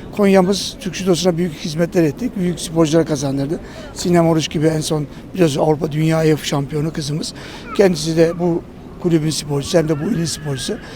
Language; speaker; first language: Turkish; native; Turkish